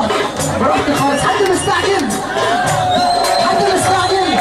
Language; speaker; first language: Arabic; native; Arabic